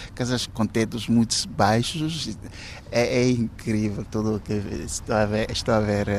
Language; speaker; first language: Portuguese; non-native, fluent; Ewe